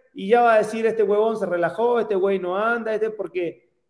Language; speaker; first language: Spanish; native; Spanish